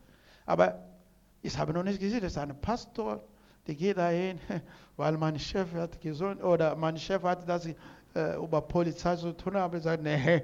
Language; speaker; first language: German; non-native, learner; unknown